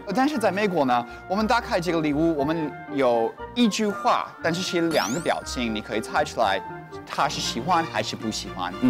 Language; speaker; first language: Chinese; non-native, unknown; English